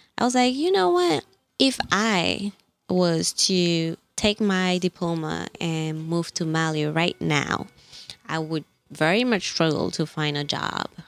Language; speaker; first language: English; non-native, fluent; French